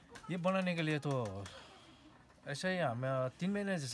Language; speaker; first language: Hindi; non-native, local second language; Nepali